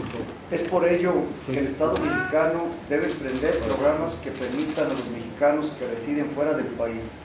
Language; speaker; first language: Spanish; native; Spanish